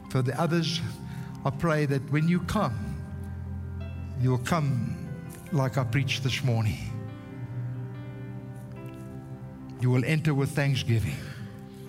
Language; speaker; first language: English; non-native, local second language; Afrikaans